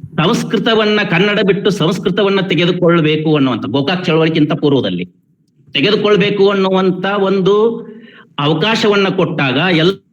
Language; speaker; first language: Kannada; native; Kannada